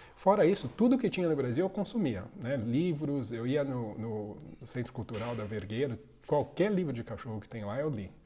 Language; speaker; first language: Portuguese; native; Portuguese